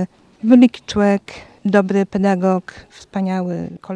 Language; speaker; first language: Polish; non-native, local second language; Ukrainian